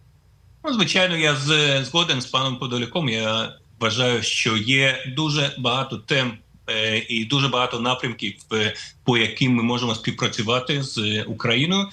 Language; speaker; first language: Ukrainian; non-native, fluent; Russian